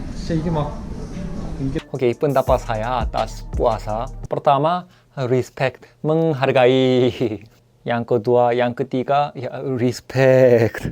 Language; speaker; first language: Indonesian; non-native, fluent; Korean